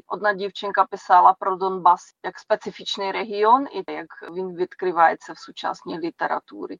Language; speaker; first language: Ukrainian; non-native, fluent; Czech